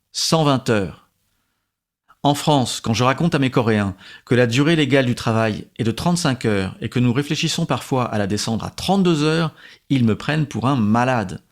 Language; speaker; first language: French; native; French